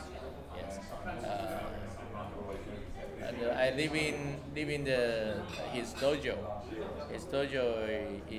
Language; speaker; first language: English; non-native, learner; Japanese